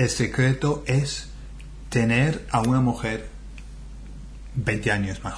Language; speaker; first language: Spanish; non-native, fluent; English